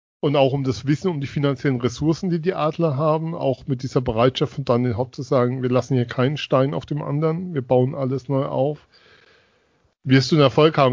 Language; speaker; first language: German; native; German